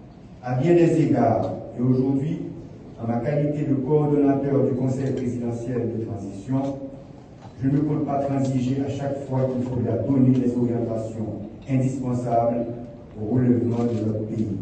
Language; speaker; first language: French; non-native, local second language; Haitian Creole